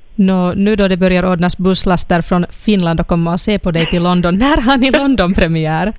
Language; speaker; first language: Swedish; native; Swedish